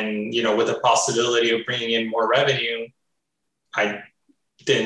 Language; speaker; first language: English; early bilingual, other home language; Spanish